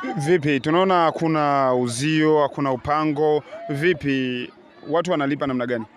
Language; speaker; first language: Swahili; native; Swahili